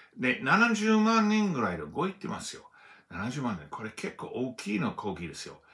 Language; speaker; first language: Japanese; non-native, learner; English